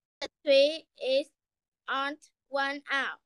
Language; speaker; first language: English; non-native, learner; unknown